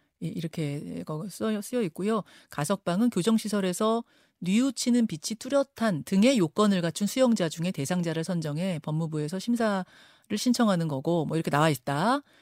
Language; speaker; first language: Korean; native; Korean